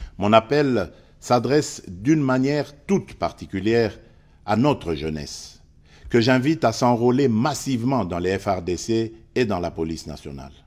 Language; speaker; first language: French; non-native, local second language; Luba-Lulua